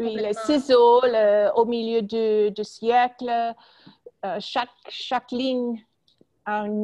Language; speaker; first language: French; non-native, learner; English